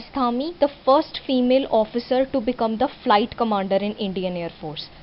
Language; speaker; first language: English; non-native, local second language; Hindi